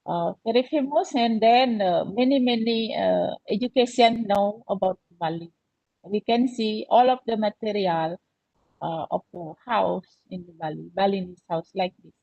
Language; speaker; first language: English; non-native, learner; Indonesian